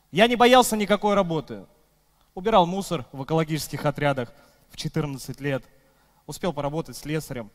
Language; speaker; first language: Russian; native; Russian